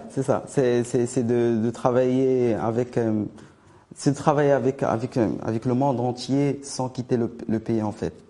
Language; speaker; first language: French; non-native, local second language; Arabic